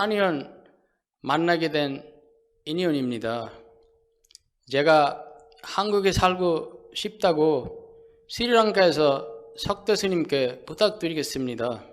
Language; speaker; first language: Korean; non-native, fluent; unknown